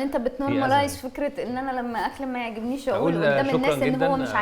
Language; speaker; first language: Arabic; native; Arabic